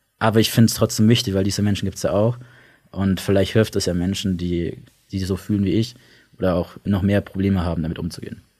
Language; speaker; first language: German; early bilingual, other home language; Italian